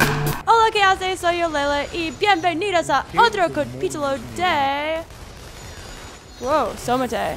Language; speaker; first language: Spanish; non-native, learner; English